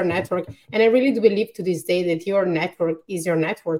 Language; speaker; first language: English; non-native, fluent; Italian